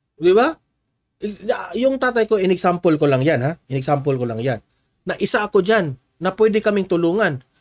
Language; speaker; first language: Filipino; non-native, local second language; Cebuano